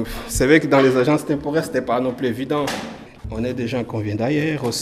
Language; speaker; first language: French; non-native, fluent; Portuguese